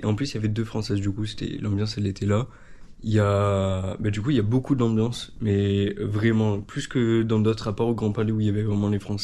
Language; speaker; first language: French; native; French